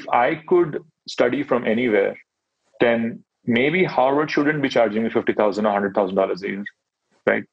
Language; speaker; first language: English; non-native, local second language; Hindi